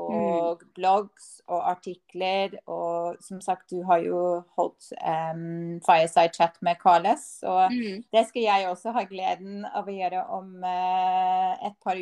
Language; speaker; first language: Norwegian; non-native, fluent; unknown